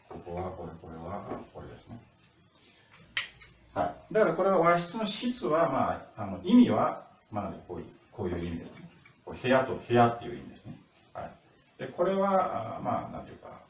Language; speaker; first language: Japanese; non-native, fluent; Russian